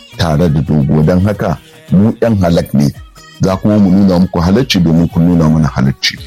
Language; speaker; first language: Hausa; native; Hausa